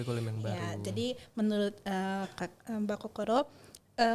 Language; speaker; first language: Indonesian; non-native, fluent; Japanese